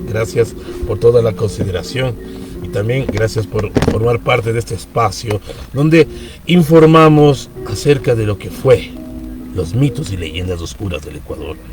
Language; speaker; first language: Spanish; native; Spanish